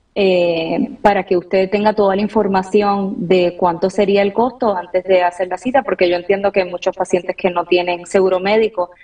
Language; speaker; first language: Spanish; native; Spanish